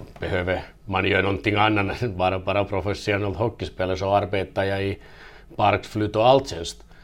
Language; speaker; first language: Swedish; non-native, fluent; Finnish